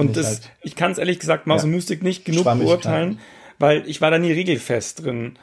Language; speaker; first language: German; native; German